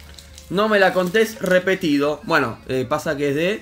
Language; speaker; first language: Spanish; native; Spanish